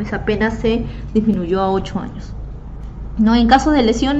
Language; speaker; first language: Spanish; native; Spanish